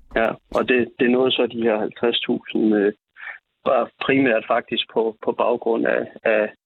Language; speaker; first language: Danish; native; Danish